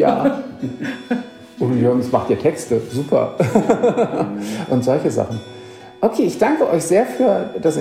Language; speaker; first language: German; native; German